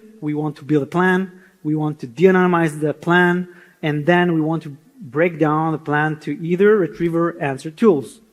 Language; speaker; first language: English; non-native, fluent; Hebrew